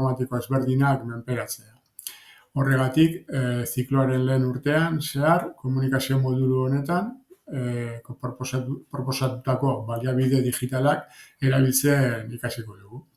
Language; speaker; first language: Basque; native; Basque